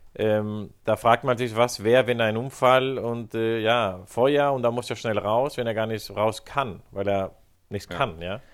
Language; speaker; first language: German; non-native, fluent; Spanish